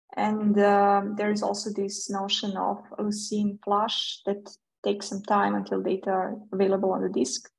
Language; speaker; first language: English; non-native, fluent; Serbian